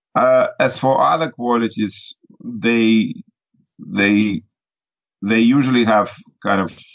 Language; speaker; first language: English; non-native, fluent; Russian